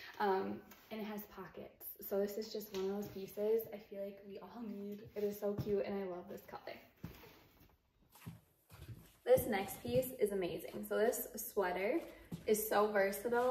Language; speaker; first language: English; native; English